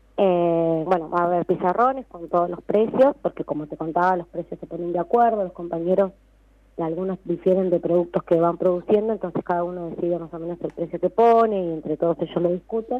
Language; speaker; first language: Spanish; native; Spanish